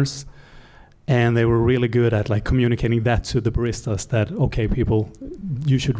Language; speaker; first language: English; non-native, fluent; Swedish